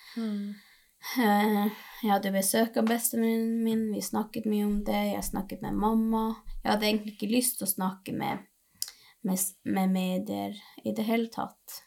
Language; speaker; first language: Norwegian; non-native, local second language; Northern Sami